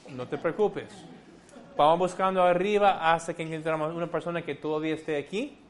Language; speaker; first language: Spanish; non-native, fluent; English